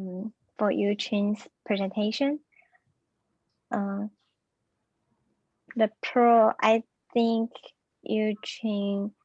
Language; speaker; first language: English; non-native, learner; Chinese